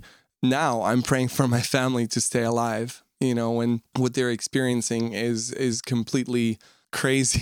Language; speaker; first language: English; non-native, fluent; Ukrainian